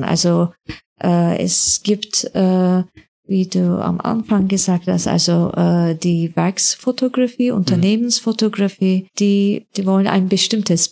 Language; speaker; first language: German; non-native, fluent; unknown